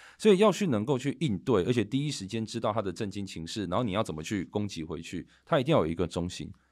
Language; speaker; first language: Chinese; native; Chinese